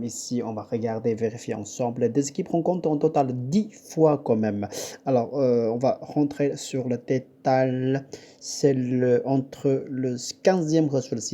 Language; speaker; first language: French; non-native, fluent; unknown